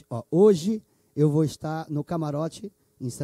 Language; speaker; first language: Portuguese; native; Portuguese